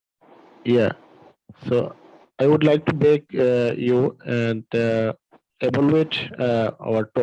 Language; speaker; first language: English; non-native, learner; Bangla